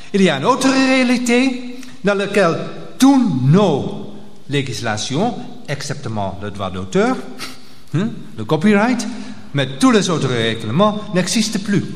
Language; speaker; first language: French; non-native, local second language; Dutch